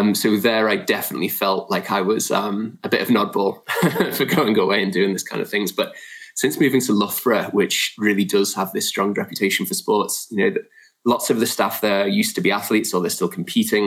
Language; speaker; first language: English; native; English